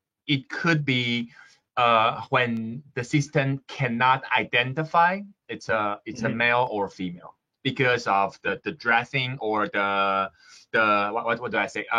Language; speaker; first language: English; non-native, fluent; Chinese